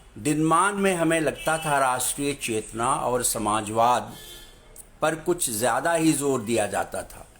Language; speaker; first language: Hindi; native; Hindi